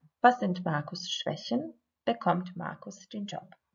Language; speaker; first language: German; non-native, fluent; Croatian